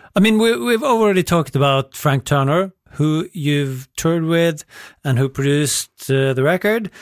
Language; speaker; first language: English; non-native, fluent; Norwegian